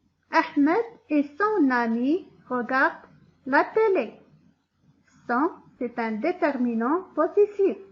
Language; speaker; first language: French; non-native, local second language; Arabic